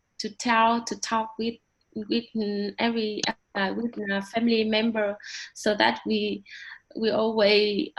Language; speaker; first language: English; non-native, learner; Vietnamese